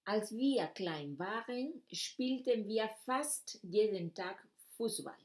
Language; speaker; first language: German; non-native, fluent; Spanish